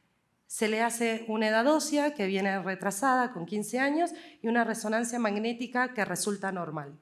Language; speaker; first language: Spanish; native; Spanish